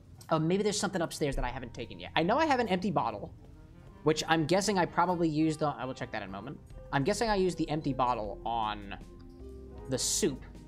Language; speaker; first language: English; native; English